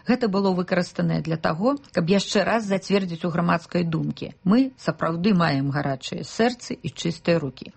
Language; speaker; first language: Belarusian; non-native, local second language; Russian